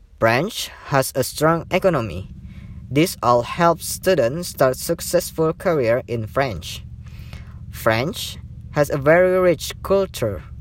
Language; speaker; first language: English; non-native, learner; Indonesian